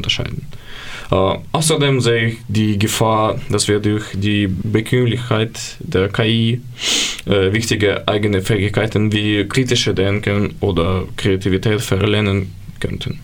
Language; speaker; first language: German; non-native, learner; Ukrainian